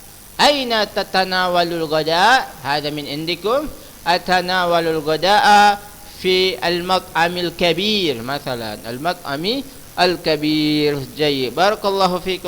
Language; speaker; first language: Arabic; non-native, fluent; Indonesian